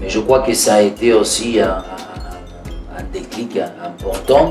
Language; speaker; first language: French; non-native, fluent; Spanish